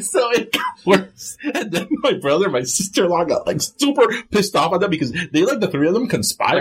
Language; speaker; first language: English; early bilingual, other home language; Spanish